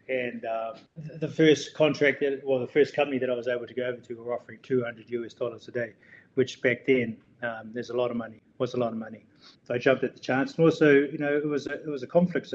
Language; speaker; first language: English; native; English